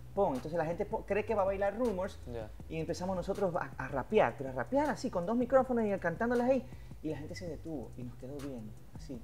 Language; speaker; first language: Spanish; native; Spanish